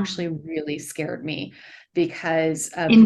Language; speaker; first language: English; native; English